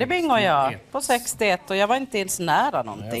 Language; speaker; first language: Swedish; native; Swedish